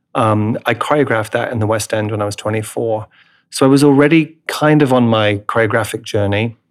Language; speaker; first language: English; native; English